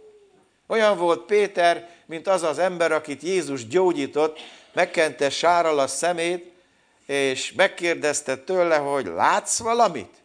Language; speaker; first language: Hungarian; native; Hungarian